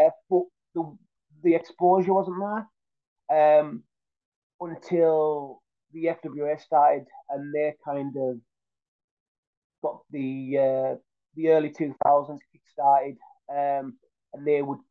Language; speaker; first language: English; native; English